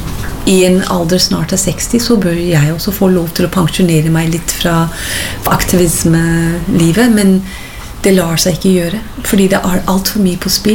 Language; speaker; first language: Norwegian; non-native, fluent; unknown